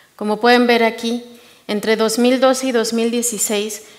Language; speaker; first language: Spanish; native; Spanish